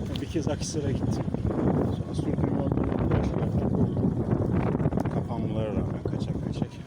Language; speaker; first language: Turkish; native; Turkish